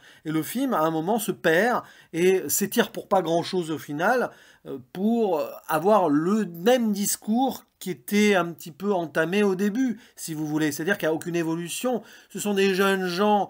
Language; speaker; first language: French; native; French